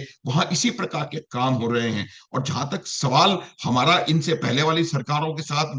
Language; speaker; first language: Hindi; native; Hindi